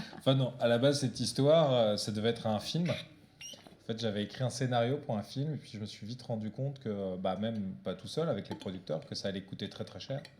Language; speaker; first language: French; early bilingual, other home language; Portuguese